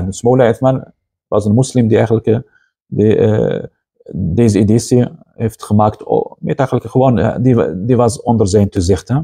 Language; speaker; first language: Dutch; non-native, fluent; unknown